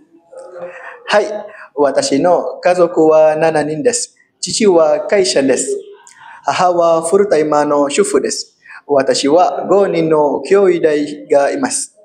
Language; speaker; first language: Japanese; non-native, learner; Malay